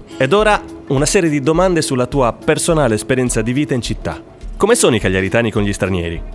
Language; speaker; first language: Italian; native; Italian